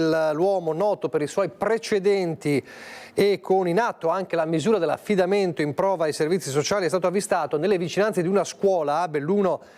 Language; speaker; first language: Italian; native; Italian